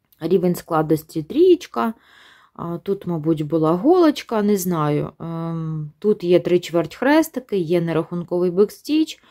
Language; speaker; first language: Ukrainian; non-native, local second language; Russian